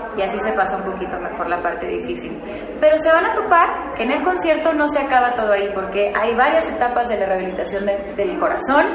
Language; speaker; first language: Spanish; native; Spanish